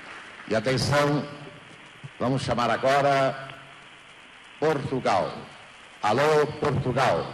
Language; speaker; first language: Portuguese; native; Portuguese